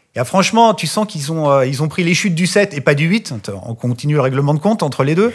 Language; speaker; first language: French; native; French